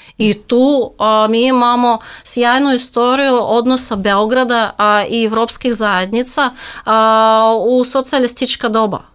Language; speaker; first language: Serbian; non-native, fluent; Russian